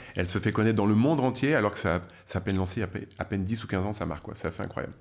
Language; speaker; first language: French; native; French